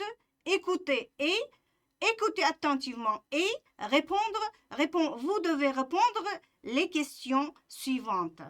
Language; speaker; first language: French; non-native, fluent; Uzbek